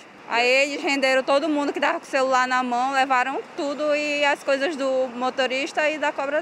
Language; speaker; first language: Portuguese; native; Portuguese